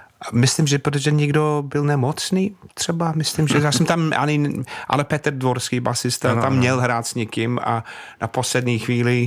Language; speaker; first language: Czech; non-native, fluent; English